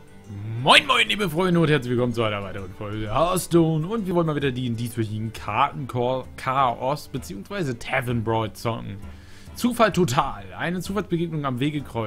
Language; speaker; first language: German; native; German